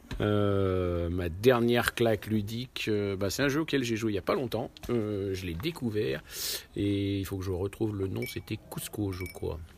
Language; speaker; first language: French; native; French